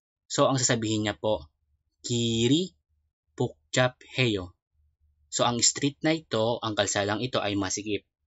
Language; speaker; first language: Filipino; native; Filipino